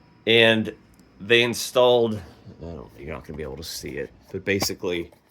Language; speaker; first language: English; native; English